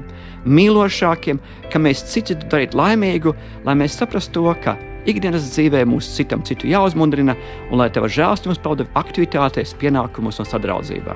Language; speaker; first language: Latvian; native; Latvian